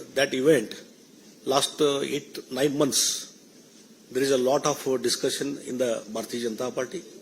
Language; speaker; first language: English; non-native, local second language; Kannada